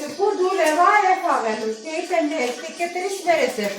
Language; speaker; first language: Greek; non-native, learner; Armenian